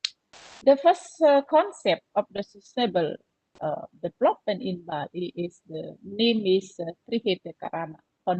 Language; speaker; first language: English; non-native, learner; Indonesian